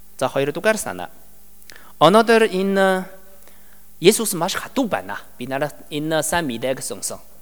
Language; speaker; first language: Mongolian; non-native, learner; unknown